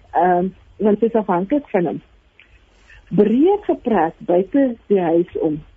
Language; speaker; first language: Afrikaans; native; Afrikaans